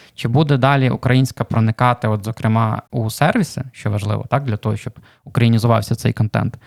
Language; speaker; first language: Ukrainian; native; Ukrainian